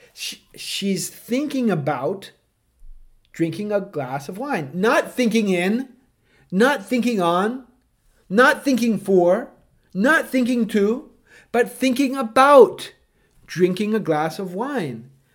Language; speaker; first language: English; native; English